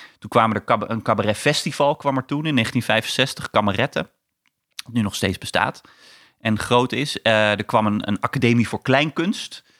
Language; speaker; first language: Dutch; native; Dutch